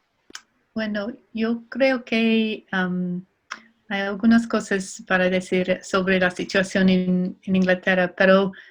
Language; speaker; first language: Spanish; non-native, fluent; English